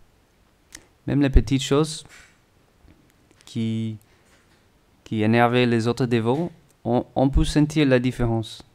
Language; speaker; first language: French; non-native, learner; English